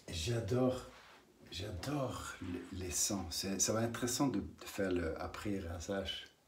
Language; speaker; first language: French; non-native, learner; English